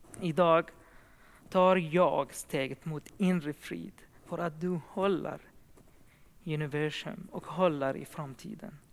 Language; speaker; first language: Swedish; non-native, fluent; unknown